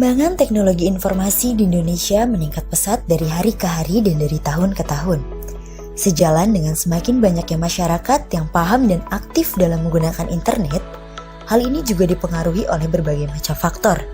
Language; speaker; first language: Indonesian; native; Indonesian